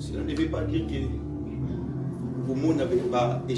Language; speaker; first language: French; non-native, local second language; Lingala